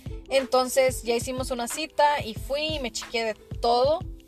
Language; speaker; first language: Spanish; early bilingual, heritage; Spanish